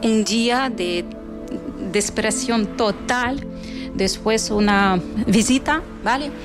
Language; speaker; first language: Spanish; non-native, fluent; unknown